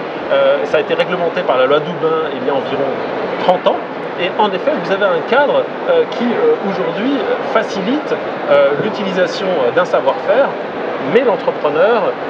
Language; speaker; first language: French; native; French